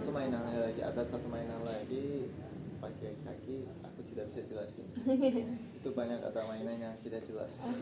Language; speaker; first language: Indonesian; non-native, learner; Tajik